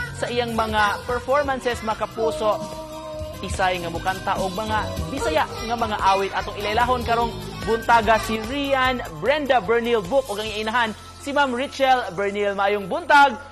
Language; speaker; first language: Cebuano; native; Cebuano